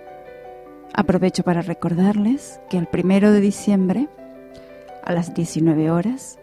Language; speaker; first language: Spanish; native; Spanish